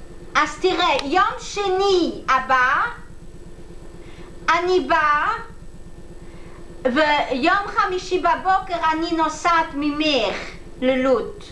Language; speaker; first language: Hebrew; non-native, learner; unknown